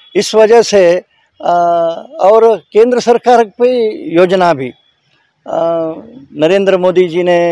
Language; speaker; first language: Hindi; non-native, local second language; Kannada